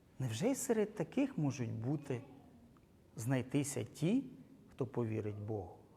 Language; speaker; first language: Ukrainian; non-native, local second language; Russian